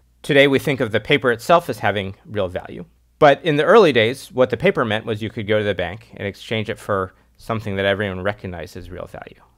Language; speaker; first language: English; native; English